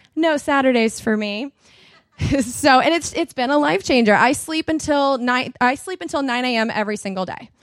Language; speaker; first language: English; native; English